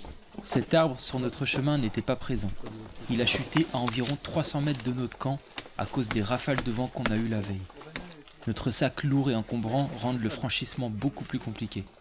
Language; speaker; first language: French; native; French